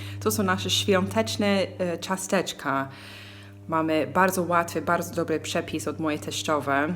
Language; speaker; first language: Polish; non-native, learner; English